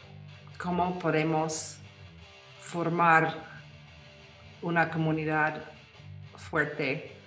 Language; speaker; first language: Spanish; non-native, fluent; English